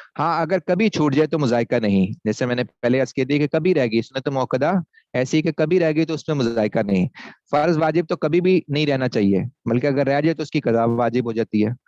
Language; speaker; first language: Urdu; non-native, local second language; Punjabi